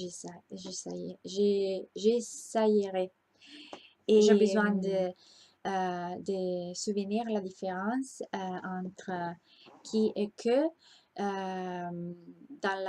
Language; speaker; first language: French; non-native, learner; Italian